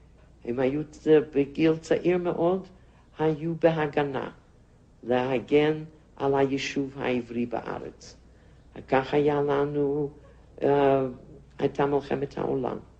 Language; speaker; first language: Hebrew; non-native, fluent; Yiddish